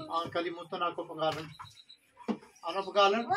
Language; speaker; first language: Filipino; non-native, learner; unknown